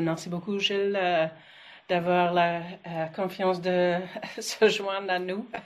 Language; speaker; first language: French; non-native, fluent; English